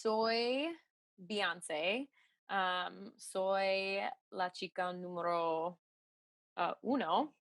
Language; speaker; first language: Spanish; non-native, learner; English